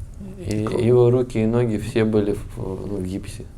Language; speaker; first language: Russian; native; Russian